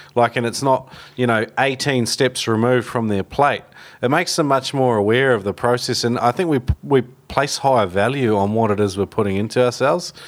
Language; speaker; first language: English; native; English